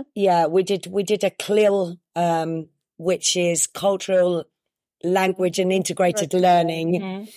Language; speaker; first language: English; native; English